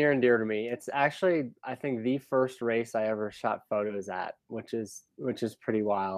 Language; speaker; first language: English; native; English